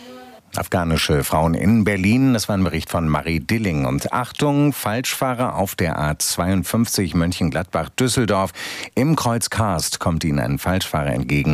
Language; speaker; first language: German; native; German